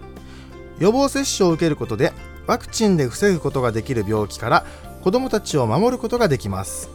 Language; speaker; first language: Japanese; native; Japanese